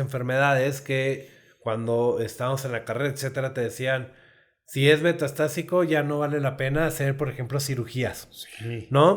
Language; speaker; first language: Spanish; native; Spanish